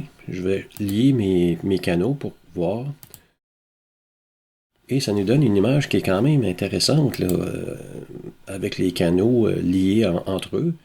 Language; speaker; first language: French; native; French